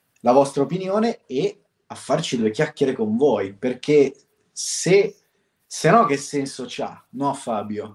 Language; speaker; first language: Italian; native; Italian